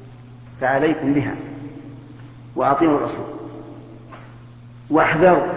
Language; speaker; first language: Arabic; native; Arabic